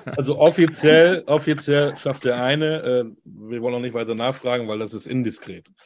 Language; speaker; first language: German; native; German